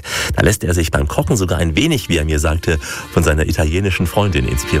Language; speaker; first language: German; native; German